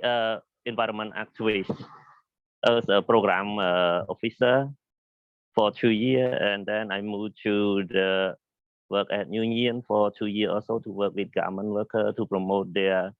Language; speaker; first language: English; non-native, learner; Khmer